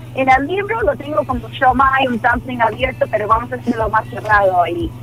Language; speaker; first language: Spanish; non-native, fluent; Filipino